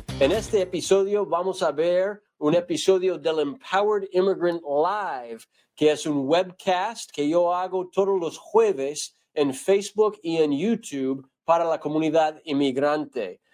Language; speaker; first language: Spanish; non-native, fluent; English